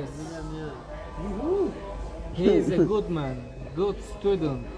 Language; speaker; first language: English; non-native, learner; Turkish